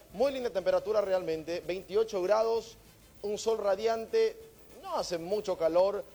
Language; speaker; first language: Spanish; native; Spanish